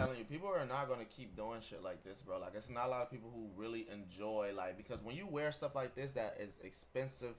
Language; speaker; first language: English; native; English